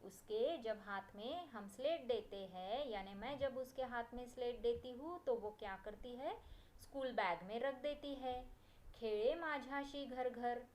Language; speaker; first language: Hindi; non-native, local second language; Marathi